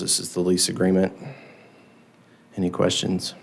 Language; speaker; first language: English; native; English